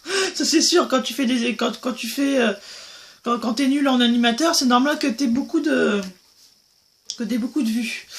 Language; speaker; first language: French; native; French